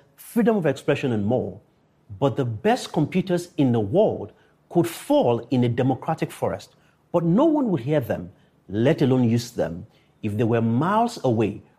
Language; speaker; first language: English; non-native, local second language; Yoruba